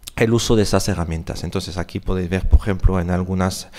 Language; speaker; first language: Spanish; non-native, fluent; French